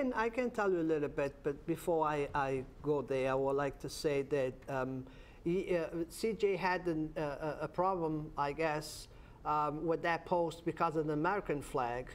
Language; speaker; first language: English; non-native, fluent; Portuguese